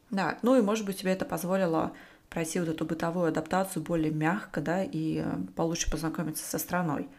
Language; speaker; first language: Russian; native; Russian